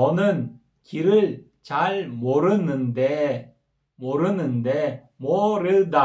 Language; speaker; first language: Korean; non-native, fluent; Kyrgyz